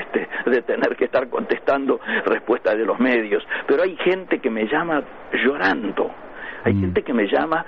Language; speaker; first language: Spanish; native; Spanish